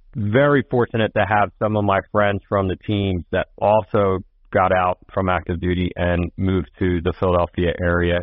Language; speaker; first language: English; native; English